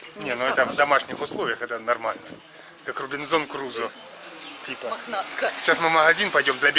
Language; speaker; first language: Russian; native; Russian